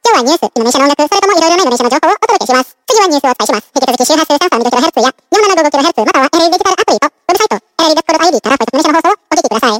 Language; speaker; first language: Japanese; non-native, fluent; Indonesian